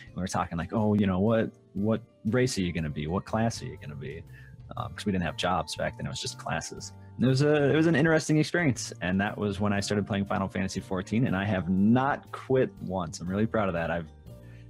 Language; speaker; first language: English; native; English